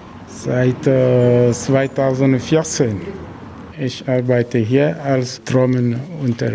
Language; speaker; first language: German; non-native, learner; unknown